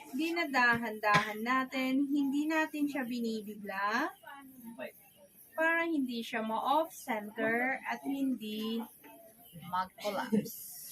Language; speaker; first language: Filipino; native; Filipino